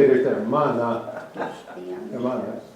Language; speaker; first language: Spanish; non-native, learner; English